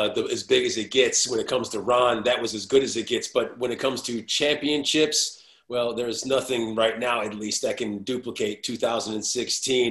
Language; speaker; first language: English; native; English